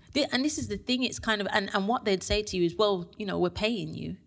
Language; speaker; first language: English; native; English